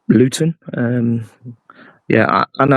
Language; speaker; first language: Arabic; non-native, learner; English